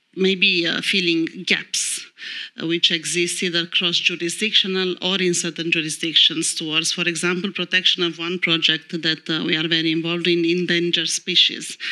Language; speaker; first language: English; non-native, fluent; Romanian